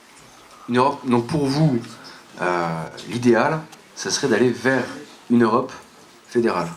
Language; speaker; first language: French; native; French